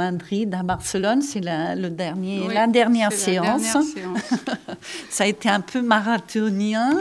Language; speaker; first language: French; non-native, fluent; Catalan